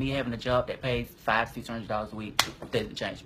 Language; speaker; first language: English; native; English